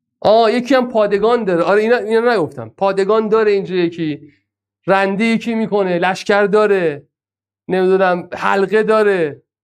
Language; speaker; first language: Persian; non-native, local second language; Azerbaijani